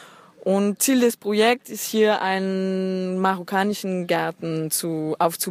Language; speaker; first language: German; non-native, fluent; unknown